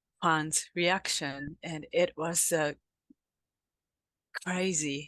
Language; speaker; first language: English; non-native, learner; Japanese